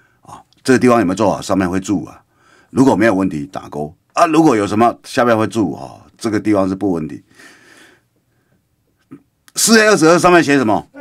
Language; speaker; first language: Chinese; native; Chinese